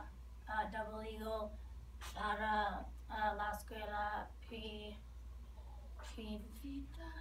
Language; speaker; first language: Spanish; non-native, learner; English